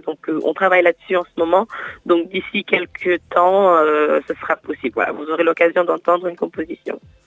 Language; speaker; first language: French; non-native, local second language; Wolof